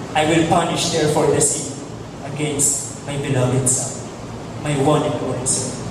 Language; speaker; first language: English; non-native, local second language; Filipino